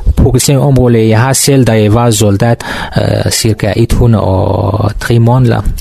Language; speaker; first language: Danish; non-native, learner; Kurdish